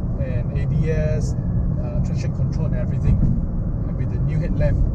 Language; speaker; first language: English; non-native, local second language; Min Nan Chinese